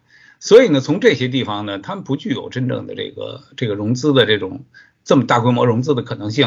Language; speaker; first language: Chinese; native; Chinese